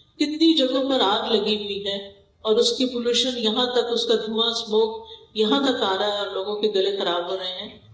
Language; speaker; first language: Urdu; native; Urdu